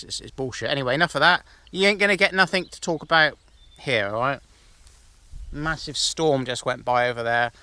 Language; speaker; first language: English; native; English